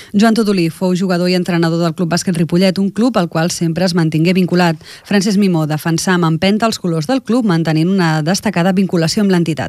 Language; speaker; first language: Catalan; native; Catalan